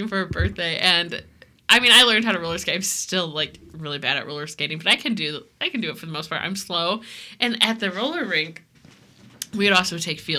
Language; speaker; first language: English; native; English